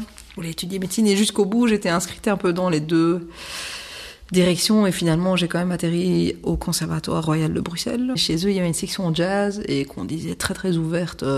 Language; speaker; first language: French; native; French